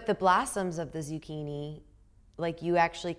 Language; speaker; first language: English; native; English